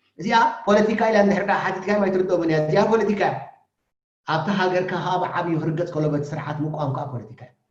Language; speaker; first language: Tigrinya; native; Tigrinya